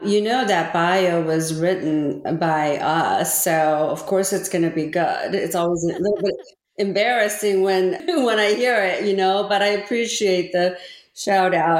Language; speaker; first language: English; early bilingual, other home language; Korean